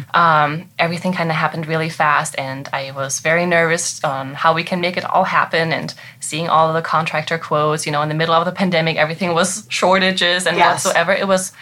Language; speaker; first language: English; non-native, fluent; German